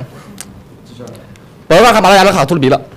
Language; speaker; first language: Chinese; native; Chinese